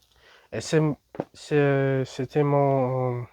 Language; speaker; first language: French; non-native, learner; English